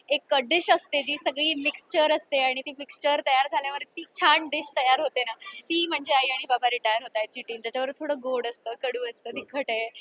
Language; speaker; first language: Marathi; native; Marathi